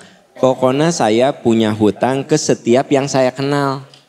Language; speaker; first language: Indonesian; non-native, local second language; Sundanese